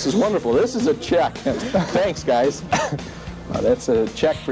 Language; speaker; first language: English; native; English